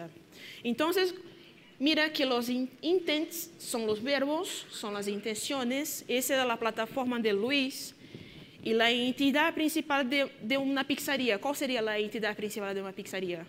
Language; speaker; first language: Spanish; non-native, fluent; Portuguese